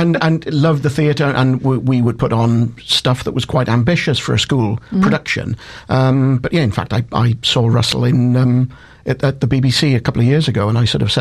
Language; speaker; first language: English; native; English